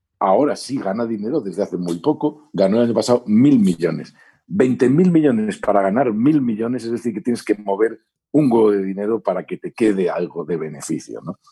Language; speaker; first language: Spanish; native; Spanish